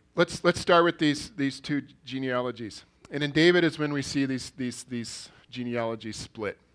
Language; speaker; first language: English; early bilingual, other home language; Norwegian